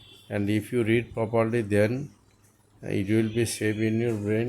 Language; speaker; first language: English; non-native, local second language; Bangla